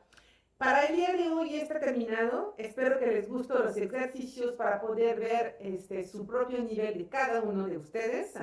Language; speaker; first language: Spanish; non-native, fluent; French